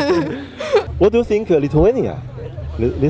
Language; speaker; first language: English; non-native, learner; Chinese